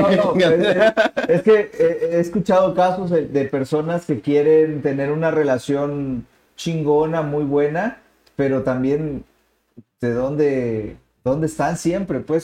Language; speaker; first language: Spanish; native; Spanish